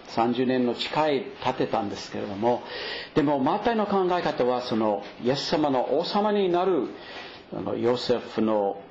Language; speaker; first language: Japanese; non-native, fluent; English